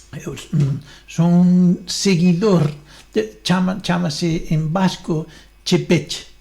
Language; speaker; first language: Galician; native; Galician